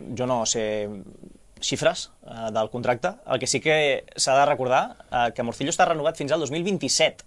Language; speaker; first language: Catalan; native; Catalan